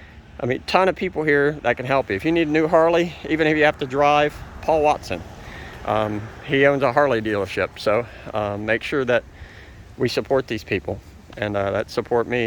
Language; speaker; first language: English; native; English